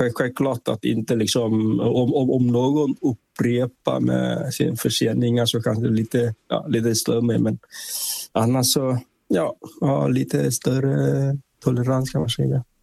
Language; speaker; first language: Swedish; non-native, fluent; Vietnamese